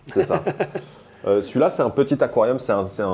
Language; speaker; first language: French; native; French